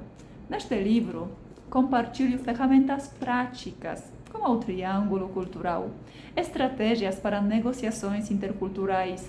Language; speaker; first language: Portuguese; non-native, fluent; Polish